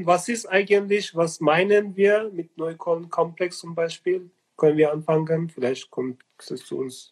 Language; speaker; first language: German; non-native, learner; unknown